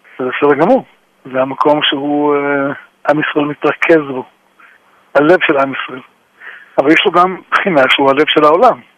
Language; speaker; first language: Hebrew; native; Hebrew